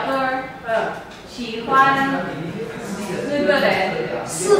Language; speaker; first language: Chinese; non-native, learner; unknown